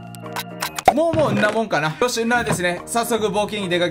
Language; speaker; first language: Japanese; native; Japanese